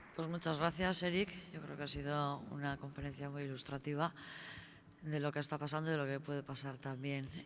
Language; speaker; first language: Spanish; native; Spanish